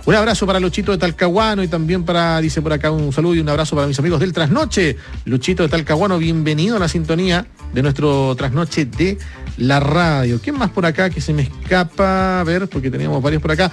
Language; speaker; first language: Spanish; native; Spanish